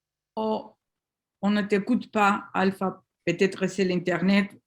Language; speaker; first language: French; non-native, learner; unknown